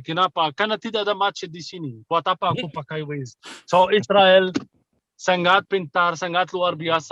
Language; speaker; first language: Indonesian; non-native, fluent; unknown